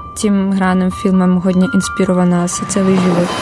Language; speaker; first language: Czech; non-native, fluent; Russian